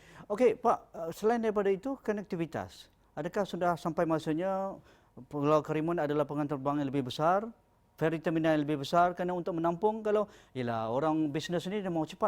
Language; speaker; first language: Malay; native; Malay